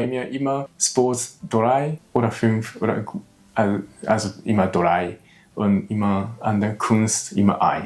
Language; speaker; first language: German; non-native, learner; Japanese